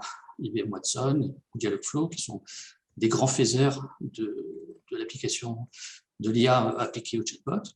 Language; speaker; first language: French; native; French